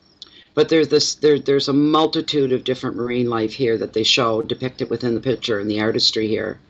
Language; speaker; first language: English; native; English